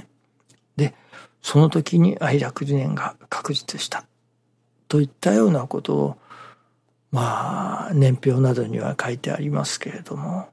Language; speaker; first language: Japanese; native; Japanese